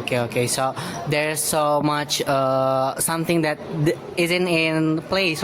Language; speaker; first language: English; non-native, learner; Indonesian